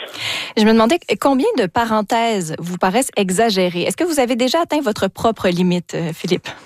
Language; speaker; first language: French; native; French